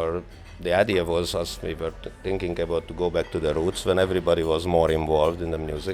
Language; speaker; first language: English; non-native, fluent; Hungarian